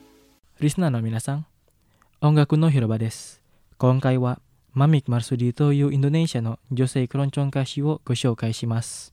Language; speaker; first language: Japanese; non-native, learner; Indonesian